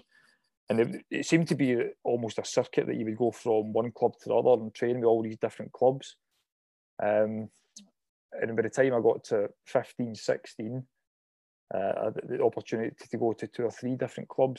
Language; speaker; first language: English; native; English